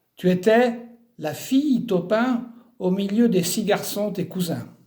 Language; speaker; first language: French; early bilingual, heritage; French